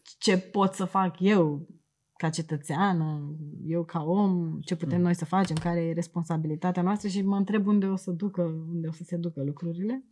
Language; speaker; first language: Romanian; native; Romanian